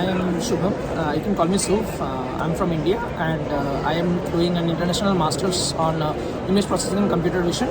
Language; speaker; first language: English; non-native, local second language; Bangla